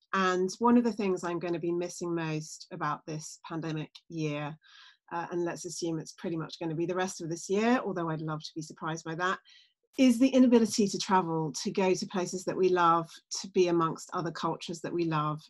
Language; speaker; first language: English; native; English